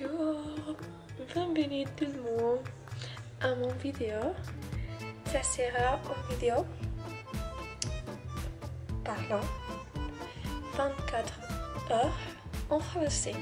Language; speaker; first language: French; non-native, learner; Spanish